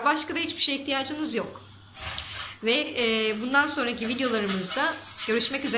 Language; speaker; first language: Turkish; native; Turkish